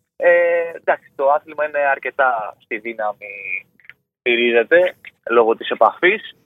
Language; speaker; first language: Greek; native; Greek